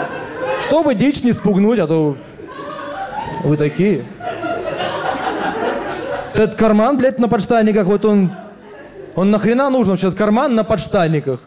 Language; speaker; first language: Russian; native; Russian